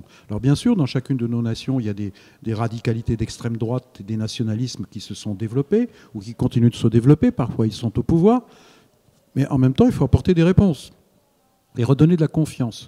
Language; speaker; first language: French; native; French